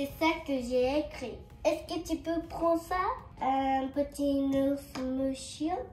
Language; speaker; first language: French; early bilingual, heritage; French